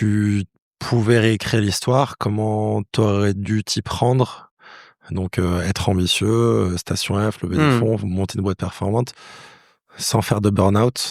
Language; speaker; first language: French; native; French